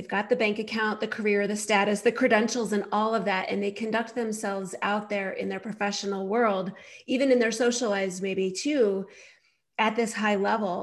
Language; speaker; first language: English; native; English